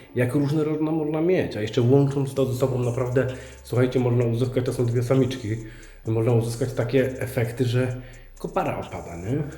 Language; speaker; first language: Polish; native; Polish